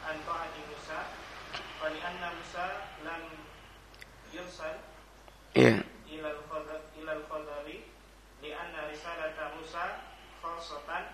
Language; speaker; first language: Arabic; non-native, learner; Indonesian